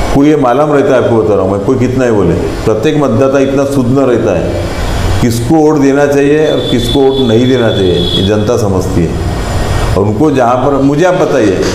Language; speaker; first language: Hindi; non-native, local second language; Marathi